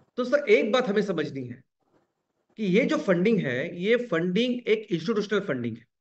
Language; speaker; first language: Hindi; non-native, local second language; Marathi